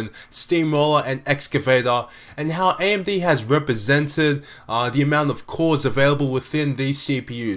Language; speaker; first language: English; native; English